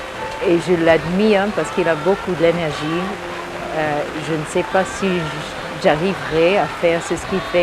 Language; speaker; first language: French; early bilingual, heritage; English